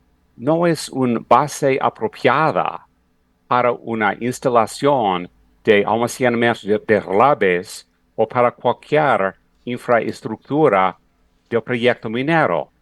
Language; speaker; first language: Spanish; non-native, fluent; English